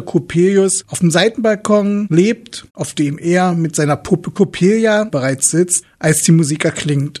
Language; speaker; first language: German; native; German